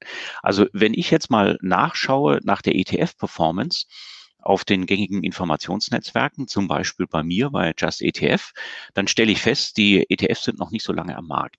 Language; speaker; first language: German; native; German